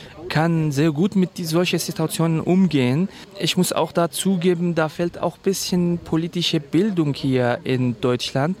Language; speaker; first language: German; non-native, fluent; Kurdish